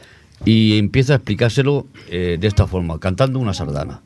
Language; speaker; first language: Spanish; native; Spanish